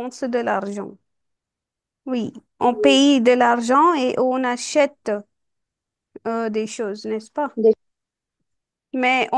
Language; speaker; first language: French; non-native, fluent; Hindi